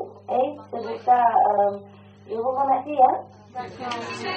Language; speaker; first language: French; non-native, learner; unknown